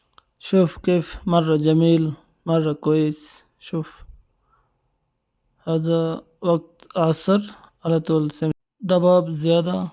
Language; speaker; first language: Arabic; non-native, learner; Bangla